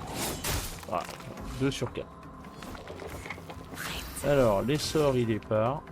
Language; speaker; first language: French; native; French